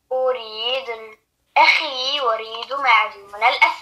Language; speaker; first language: Arabic; non-native, learner; French